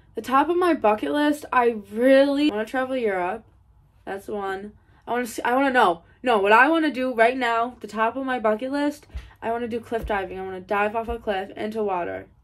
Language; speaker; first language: English; native; English